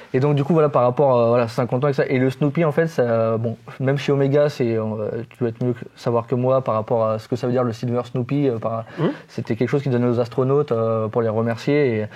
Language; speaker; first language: French; native; French